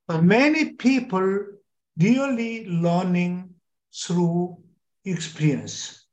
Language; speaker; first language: English; non-native, learner; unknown